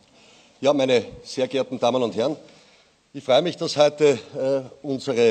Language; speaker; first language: German; native; German